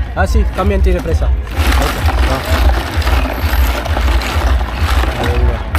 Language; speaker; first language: Spanish; non-native, learner; English